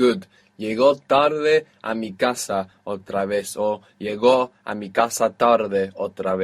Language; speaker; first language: Spanish; non-native, fluent; English